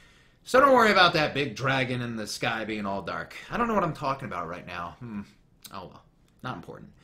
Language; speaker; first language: English; native; English